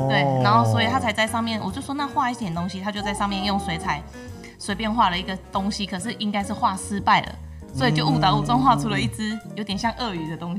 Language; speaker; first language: Chinese; native; Chinese